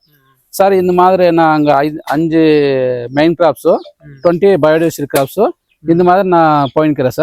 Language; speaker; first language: Tamil; non-native, local second language; Telugu